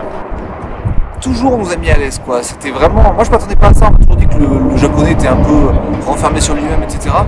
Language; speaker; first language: French; native; French